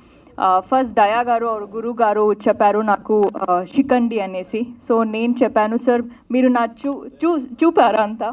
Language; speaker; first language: Telugu; non-native, learner; Kannada